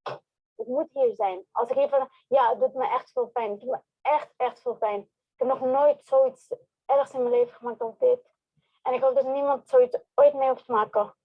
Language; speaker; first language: Dutch; early bilingual, other home language; Kurdish